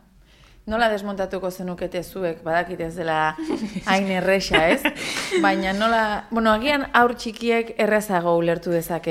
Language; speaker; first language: Basque; native; Basque